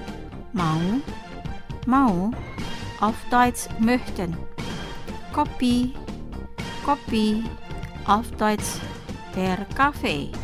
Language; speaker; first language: German; non-native, fluent; Indonesian